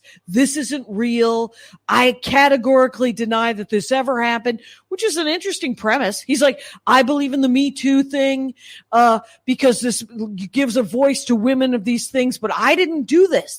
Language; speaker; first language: English; native; English